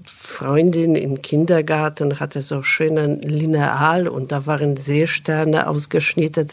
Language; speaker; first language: German; non-native, fluent; Polish